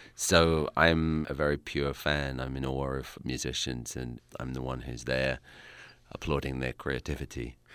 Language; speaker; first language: English; native; English